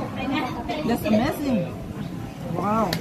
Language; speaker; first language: English; non-native, learner; Thai